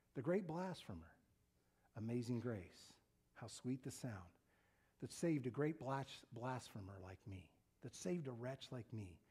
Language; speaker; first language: English; native; English